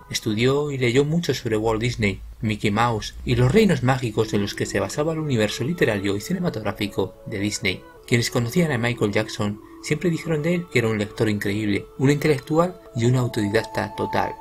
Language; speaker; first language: Spanish; native; Spanish